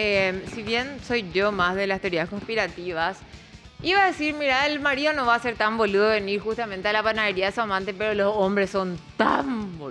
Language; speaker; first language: Spanish; native; Spanish